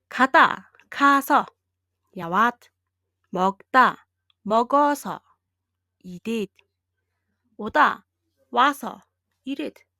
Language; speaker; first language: Korean; non-native, fluent; Mongolian